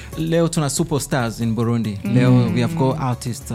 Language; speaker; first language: English; non-native, fluent; Swahili